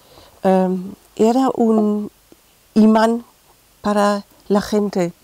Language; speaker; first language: Spanish; non-native, fluent; German